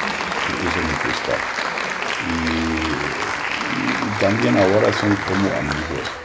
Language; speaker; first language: Spanish; non-native, learner; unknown